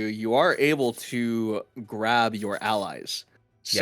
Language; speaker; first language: English; native; English